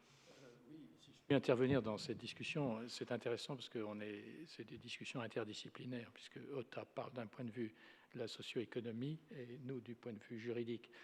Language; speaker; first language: French; native; French